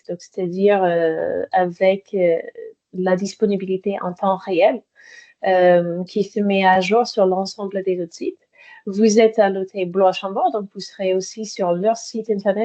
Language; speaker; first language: French; native; French